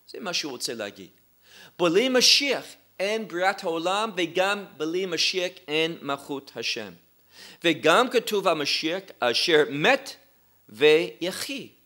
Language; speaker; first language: Hebrew; non-native, fluent; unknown